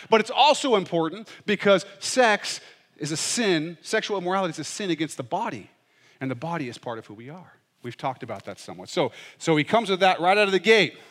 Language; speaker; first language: English; native; English